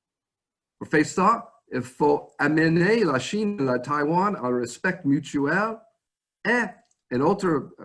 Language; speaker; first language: French; non-native, fluent; English